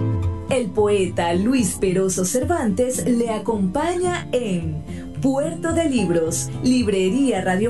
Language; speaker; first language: Spanish; native; Spanish